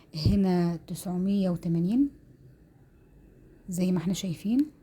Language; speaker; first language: Arabic; native; Arabic